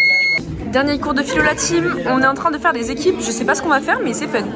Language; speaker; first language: French; native; French